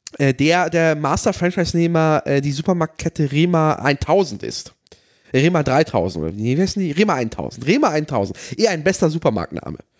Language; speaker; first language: German; early bilingual, other home language; Polish